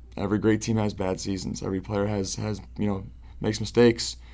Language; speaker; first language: English; native; English